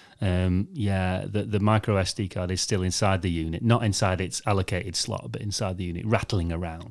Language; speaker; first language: English; native; English